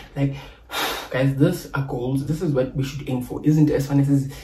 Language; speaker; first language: English; non-native, local second language; Zulu